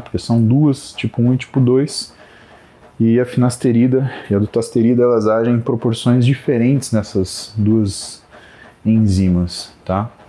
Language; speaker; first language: Portuguese; native; Portuguese